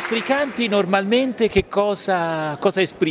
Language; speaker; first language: Italian; native; Italian